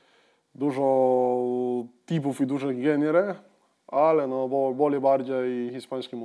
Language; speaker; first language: Polish; non-native, fluent; Spanish